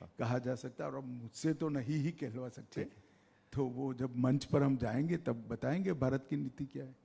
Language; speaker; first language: Hindi; non-native, local second language; Gujarati